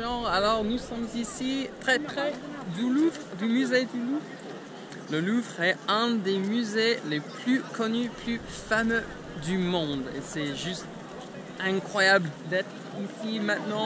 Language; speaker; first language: French; non-native, fluent; English